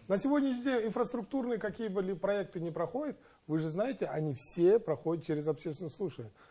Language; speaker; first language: Russian; non-native, local second language; Kazakh